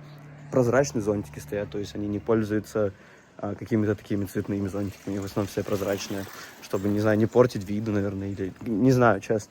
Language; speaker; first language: Russian; native; Russian